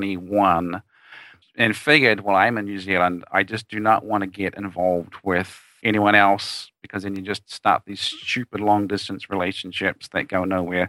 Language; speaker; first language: English; native; English